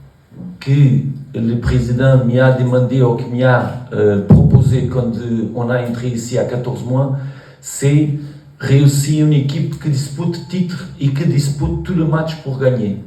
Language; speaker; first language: French; non-native, learner; Portuguese